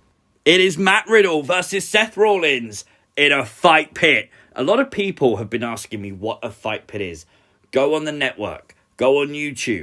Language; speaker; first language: English; native; English